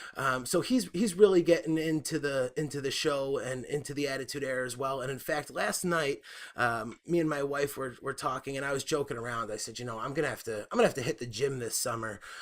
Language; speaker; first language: English; native; English